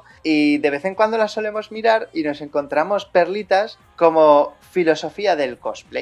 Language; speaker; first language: Spanish; native; Spanish